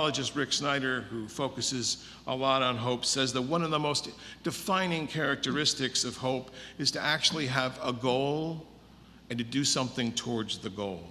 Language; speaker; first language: English; native; English